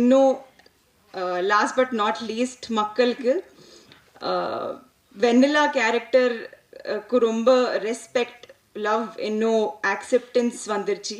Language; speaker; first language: Tamil; non-native, local second language; Telugu